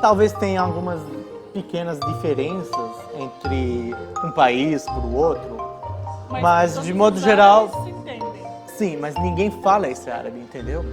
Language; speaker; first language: Portuguese; non-native, fluent; Arabic